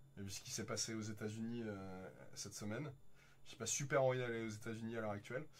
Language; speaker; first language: French; native; French